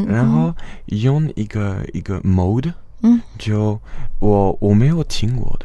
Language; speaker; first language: Chinese; non-native, fluent; French